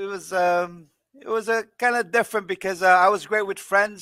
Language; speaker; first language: English; non-native, local second language; Filipino